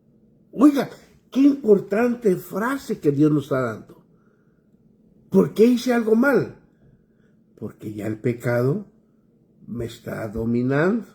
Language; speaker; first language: Spanish; native; Spanish